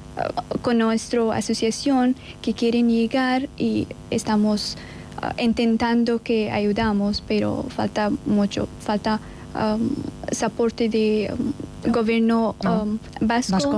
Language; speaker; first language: Spanish; non-native, learner; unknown